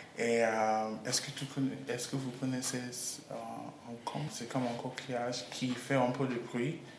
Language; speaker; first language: French; non-native, learner; English